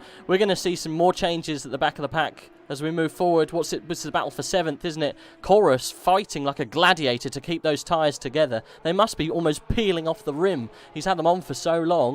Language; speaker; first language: English; native; English